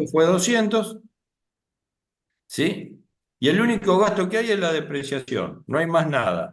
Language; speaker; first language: Spanish; native; Spanish